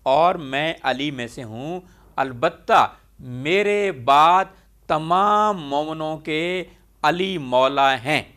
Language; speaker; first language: Urdu; non-native, local second language; Punjabi